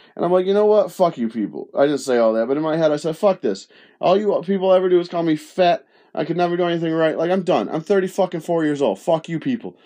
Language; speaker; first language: English; early bilingual, other home language; Spanish